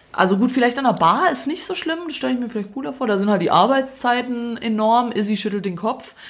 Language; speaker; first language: German; non-native, fluent; Croatian